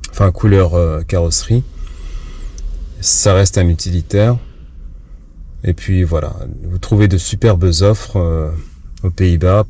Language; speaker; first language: French; native; French